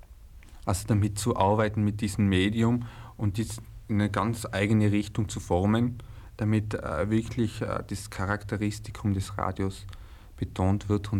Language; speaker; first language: German; native; German